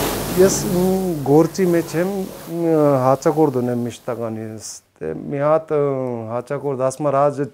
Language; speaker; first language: Armenian; non-native, learner; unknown